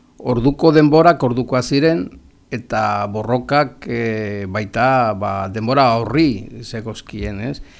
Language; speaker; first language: Basque; non-native, local second language; Spanish